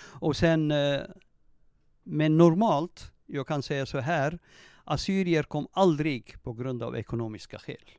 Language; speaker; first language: Swedish; non-native, fluent; Turoyo